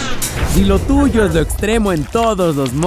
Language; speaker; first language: Spanish; native; Spanish